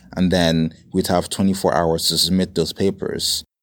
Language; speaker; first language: English; native; English